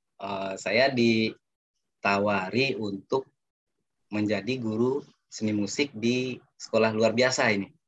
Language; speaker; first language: Indonesian; non-native, local second language; Minangkabau